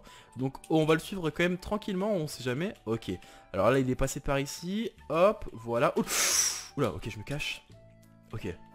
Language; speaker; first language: French; native; French